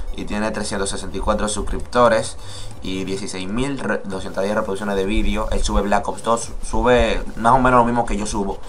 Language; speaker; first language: Spanish; native; Spanish